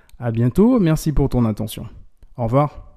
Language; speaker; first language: French; native; French